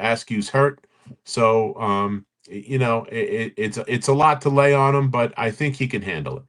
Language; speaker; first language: English; native; English